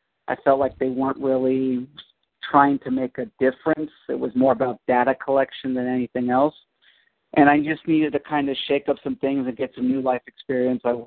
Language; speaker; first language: English; native; English